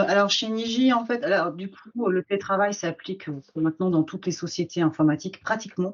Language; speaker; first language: French; native; French